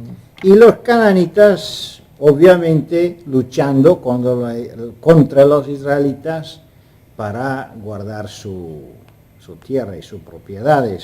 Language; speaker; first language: Spanish; non-native, fluent; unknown